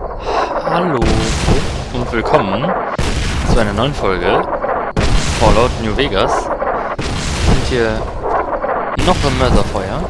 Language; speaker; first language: German; native; German